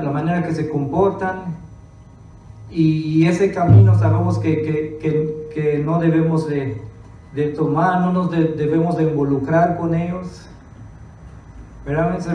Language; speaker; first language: Spanish; early bilingual, other home language; English